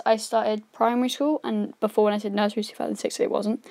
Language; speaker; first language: English; native; English